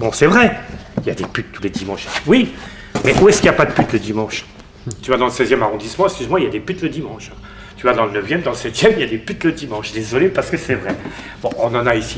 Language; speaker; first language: French; native; French